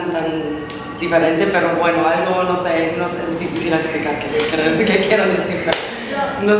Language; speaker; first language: Spanish; non-native, fluent; English